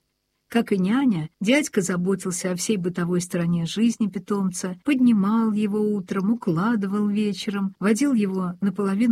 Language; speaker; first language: Russian; native; Russian